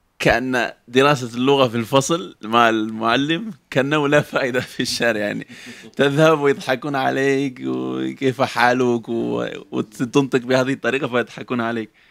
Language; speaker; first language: Arabic; non-native, fluent; Spanish